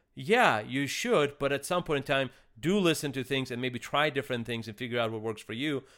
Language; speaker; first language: English; early bilingual, other home language; Russian